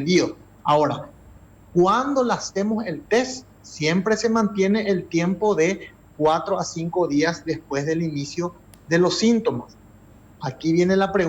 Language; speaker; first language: Spanish; native; Spanish